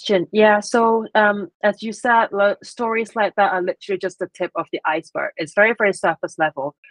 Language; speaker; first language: English; native; English